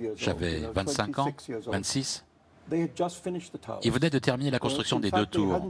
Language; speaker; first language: French; non-native, fluent; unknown